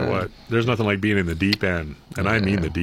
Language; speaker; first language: English; native; English